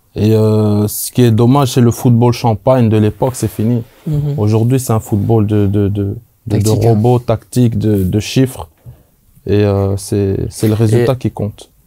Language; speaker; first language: French; native; French